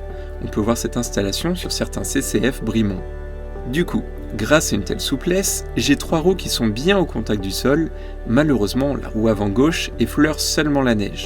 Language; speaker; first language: French; native; French